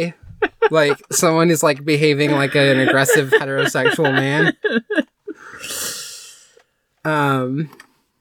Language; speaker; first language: English; native; English